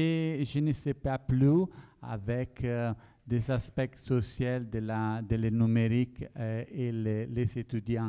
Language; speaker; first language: French; non-native, learner; Italian